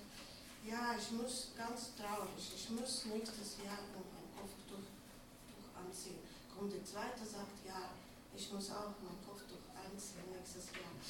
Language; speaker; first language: German; non-native, fluent; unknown